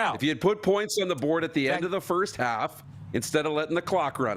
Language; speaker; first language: English; native; English